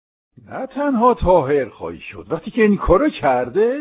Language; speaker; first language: Persian; non-native, fluent; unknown